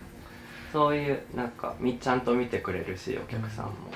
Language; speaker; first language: Japanese; native; Japanese